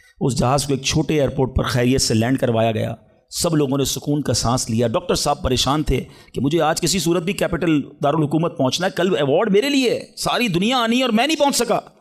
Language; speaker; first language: Urdu; native; Urdu